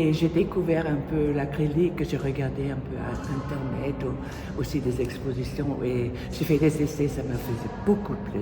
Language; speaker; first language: French; non-native, fluent; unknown